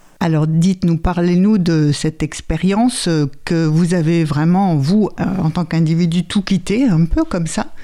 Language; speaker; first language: French; native; French